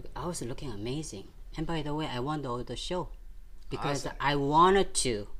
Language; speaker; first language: English; non-native, fluent; Korean